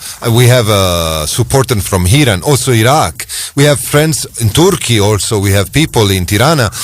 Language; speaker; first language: English; non-native, fluent; Italian